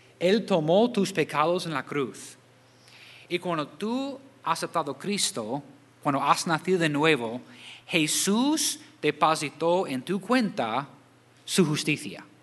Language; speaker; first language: Spanish; non-native, fluent; English